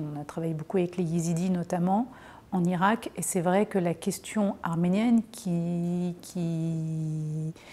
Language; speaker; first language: French; native; French